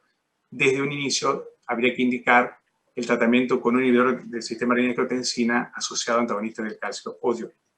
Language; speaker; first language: Spanish; native; Spanish